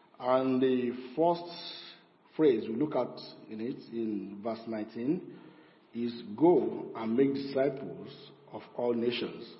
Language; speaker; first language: English; non-native, local second language; Yoruba